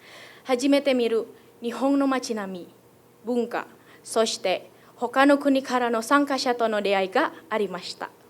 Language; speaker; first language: Japanese; non-native, fluent; Indonesian